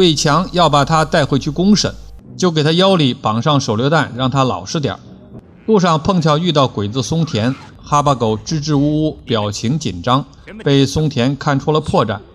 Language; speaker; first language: Chinese; native; Chinese